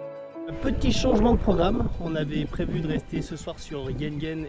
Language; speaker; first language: French; native; French